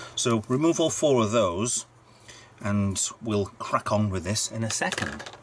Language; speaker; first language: English; native; English